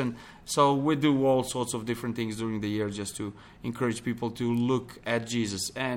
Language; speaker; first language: English; non-native, fluent; Serbian